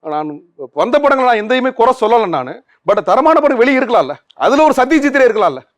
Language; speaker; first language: Tamil; native; Tamil